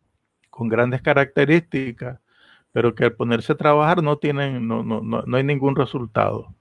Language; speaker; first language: Spanish; native; Spanish